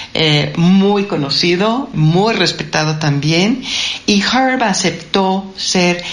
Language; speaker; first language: Spanish; non-native, fluent; English